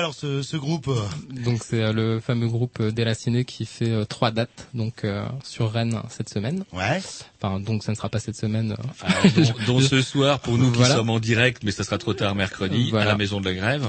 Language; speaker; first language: French; native; French